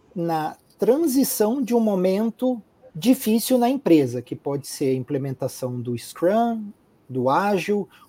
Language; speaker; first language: Portuguese; native; Portuguese